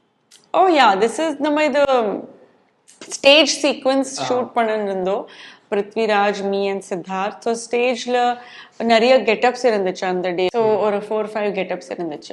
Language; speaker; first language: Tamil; non-native, local second language; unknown